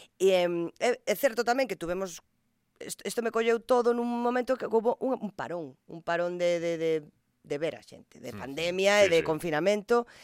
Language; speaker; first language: Galician; non-native, local second language; Spanish